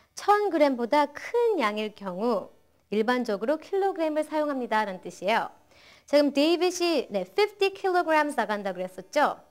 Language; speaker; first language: Korean; native; Korean